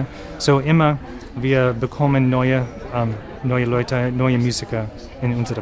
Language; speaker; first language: German; non-native, learner; English